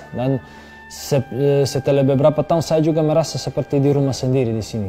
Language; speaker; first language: Indonesian; non-native, fluent; Serbian